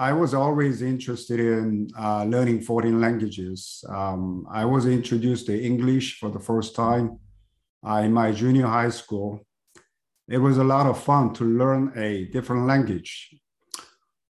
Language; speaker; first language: English; non-native, fluent; Korean